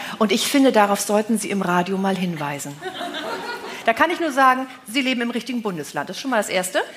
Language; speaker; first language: German; native; German